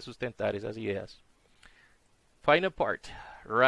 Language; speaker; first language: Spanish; native; Spanish